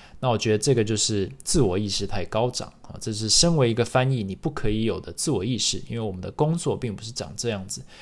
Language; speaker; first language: Chinese; early bilingual, other home language; English